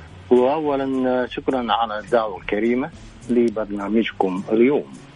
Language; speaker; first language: Arabic; non-native, fluent; Japanese